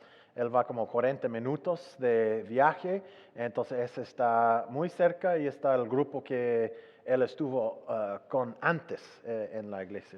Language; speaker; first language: Spanish; non-native, fluent; English